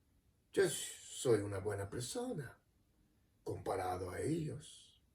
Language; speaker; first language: Spanish; non-native, fluent; English